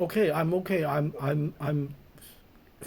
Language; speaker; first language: English; non-native, learner; Cantonese